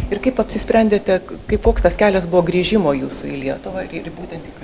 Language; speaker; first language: Lithuanian; native; Lithuanian